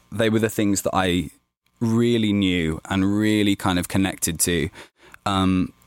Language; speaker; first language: English; native; English